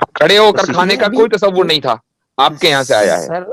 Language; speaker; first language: Hindi; native; Hindi